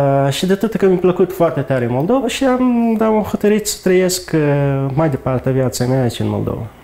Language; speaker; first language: Romanian; non-native, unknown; Arabic